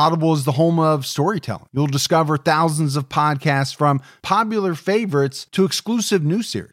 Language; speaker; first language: English; native; English